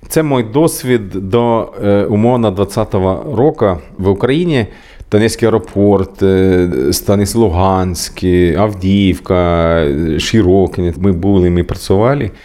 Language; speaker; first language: Ukrainian; non-native, learner; Swedish